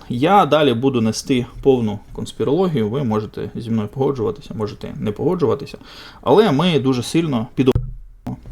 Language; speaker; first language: Ukrainian; non-native, local second language; Russian